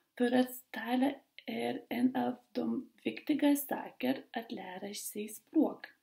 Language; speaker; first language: Swedish; non-native, learner; Lithuanian